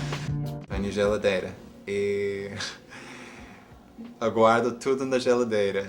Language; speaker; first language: Portuguese; non-native, fluent; English